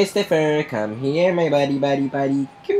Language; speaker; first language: English; native; English